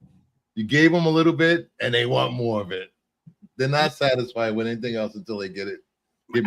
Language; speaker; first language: English; native; English